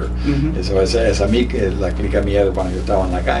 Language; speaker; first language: Spanish; early bilingual, heritage; Spanish